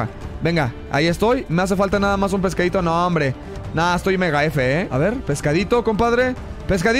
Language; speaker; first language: Spanish; native; Spanish